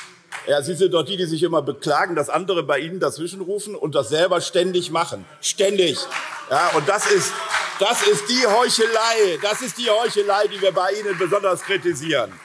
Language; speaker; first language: German; native; German